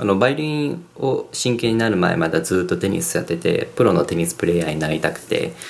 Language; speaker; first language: Japanese; early bilingual, heritage; English